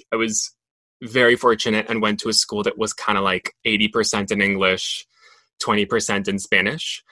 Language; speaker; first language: English; non-native, fluent; Spanish